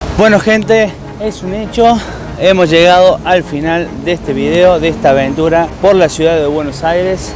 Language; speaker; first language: Spanish; native; Spanish